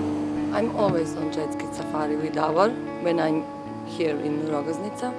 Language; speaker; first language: English; non-native, learner; Croatian